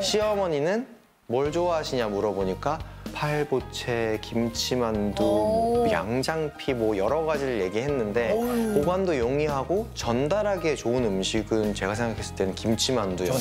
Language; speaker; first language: Korean; native; Korean